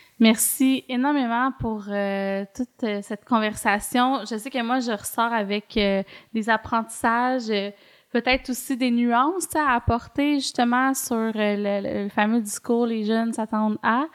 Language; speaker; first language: French; native; French